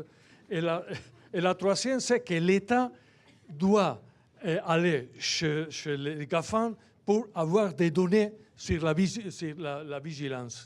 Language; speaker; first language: French; non-native, fluent; Spanish